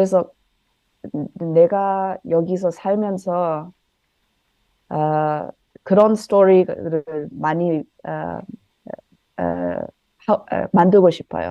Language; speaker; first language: Korean; early bilingual, heritage; Korean